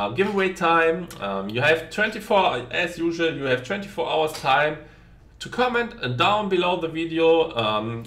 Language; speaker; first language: English; non-native, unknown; German